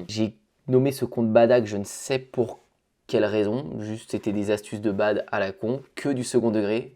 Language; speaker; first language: French; native; French